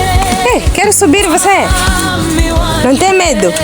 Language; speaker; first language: Portuguese; non-native, learner; Kinyarwanda